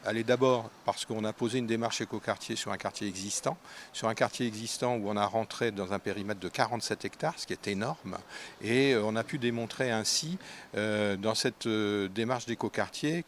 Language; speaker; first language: French; native; French